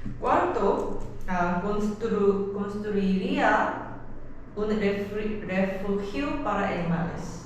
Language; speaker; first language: Spanish; non-native, learner; Korean